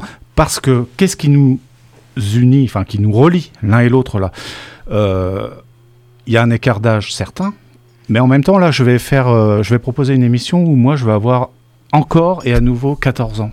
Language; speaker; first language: French; native; French